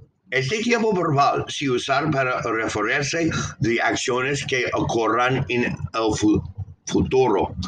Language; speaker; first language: Spanish; non-native, learner; English